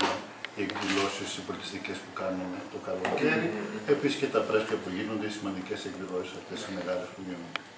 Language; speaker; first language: Greek; native; Greek